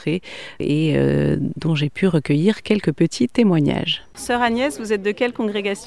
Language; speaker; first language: French; native; French